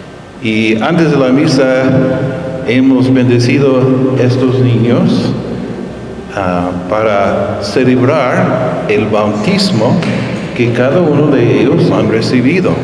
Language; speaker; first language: Spanish; non-native, fluent; English